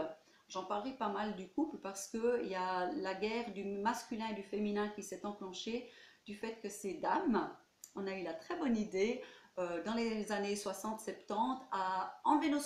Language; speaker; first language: French; native; French